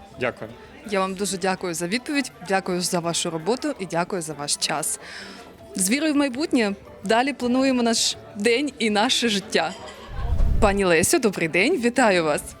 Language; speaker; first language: Ukrainian; native; Ukrainian